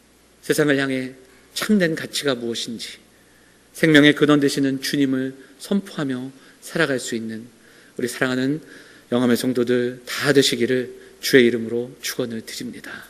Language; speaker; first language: Korean; native; Korean